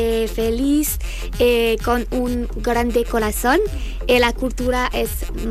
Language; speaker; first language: Spanish; non-native, learner; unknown